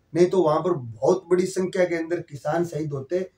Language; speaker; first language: Hindi; native; Hindi